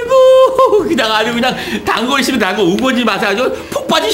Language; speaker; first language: Korean; native; Korean